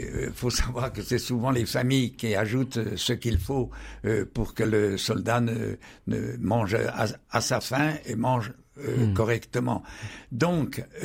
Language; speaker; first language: French; native; French